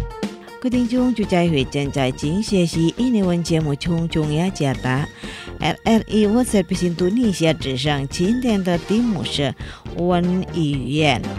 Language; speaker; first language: Chinese; non-native, learner; Indonesian